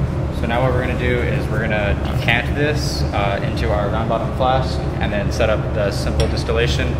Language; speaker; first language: English; native; English